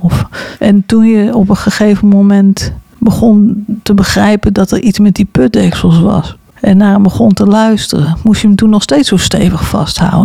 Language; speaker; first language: Dutch; native; Dutch